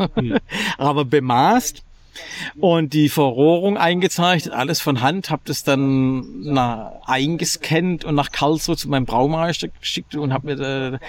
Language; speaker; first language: German; native; German